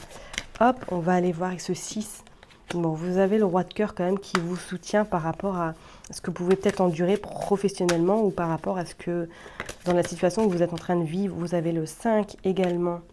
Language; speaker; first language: French; native; French